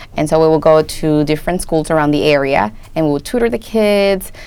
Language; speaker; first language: English; non-native, fluent; Spanish